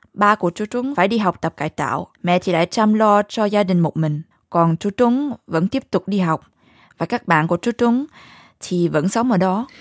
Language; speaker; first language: Vietnamese; early bilingual, heritage; Vietnamese